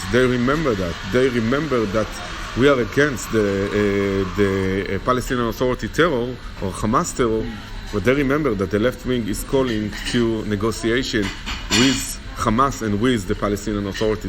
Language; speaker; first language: English; non-native, fluent; Hebrew